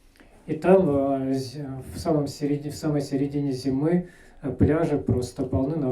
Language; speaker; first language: Russian; native; Russian